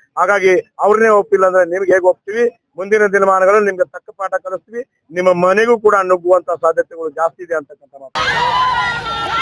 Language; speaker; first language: Kannada; non-native, local second language; Lambadi